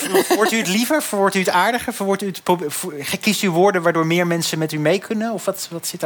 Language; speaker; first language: Dutch; native; Dutch